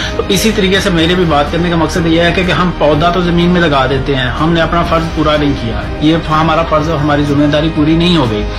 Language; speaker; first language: Urdu; non-native, local second language; Punjabi